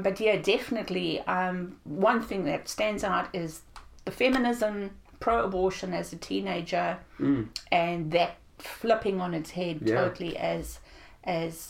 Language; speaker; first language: English; native; English